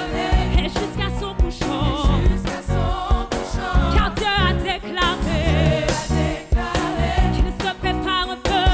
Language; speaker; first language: French; native; French